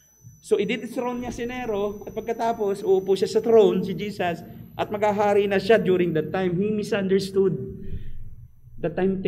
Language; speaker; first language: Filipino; native; Filipino